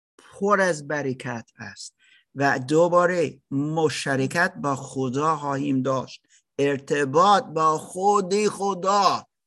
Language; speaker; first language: Persian; non-native, learner; German